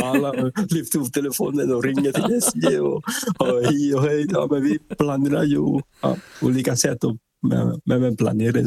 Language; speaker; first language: Swedish; non-native, fluent; Vietnamese